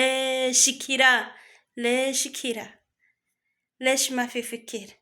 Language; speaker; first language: Arabic; non-native, learner; Kinyarwanda